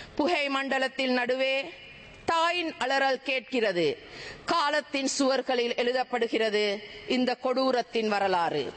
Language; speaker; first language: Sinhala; non-native, local second language; Tamil